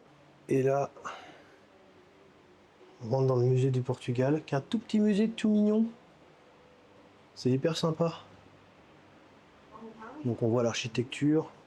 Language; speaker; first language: French; native; French